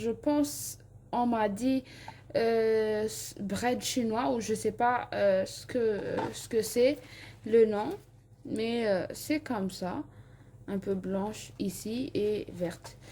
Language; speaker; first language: French; non-native, local second language; Malagasy